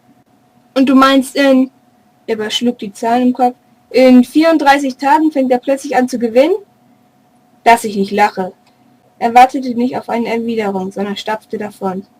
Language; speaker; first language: German; native; German